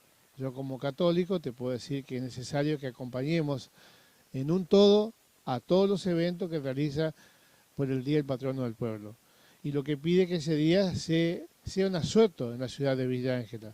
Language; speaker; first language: Spanish; native; Spanish